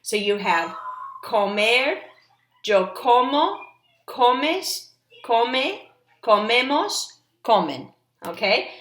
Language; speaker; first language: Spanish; non-native, fluent; English